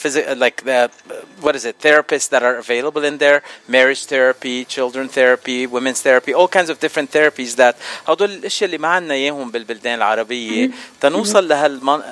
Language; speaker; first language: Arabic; native; Arabic